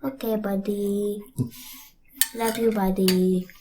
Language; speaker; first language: English; native; English